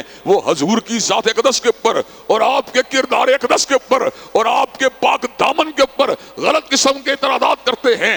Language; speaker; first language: Urdu; native; Urdu